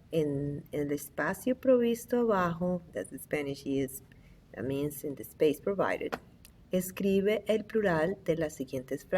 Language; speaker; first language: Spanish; non-native, fluent; English